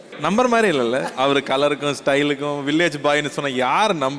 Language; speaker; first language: Tamil; native; Tamil